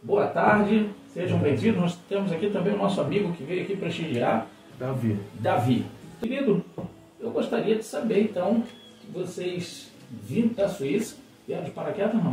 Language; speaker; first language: Portuguese; native; Portuguese